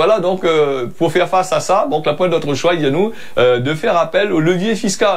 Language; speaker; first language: French; non-native, local second language; Réunion Creole French